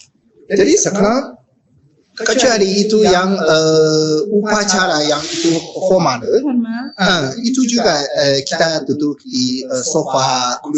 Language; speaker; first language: Indonesian; non-native, learner; Japanese